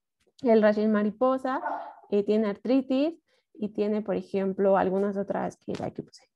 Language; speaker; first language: Spanish; native; Spanish